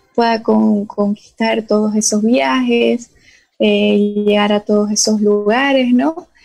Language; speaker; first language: Spanish; non-native, local second language; Portuguese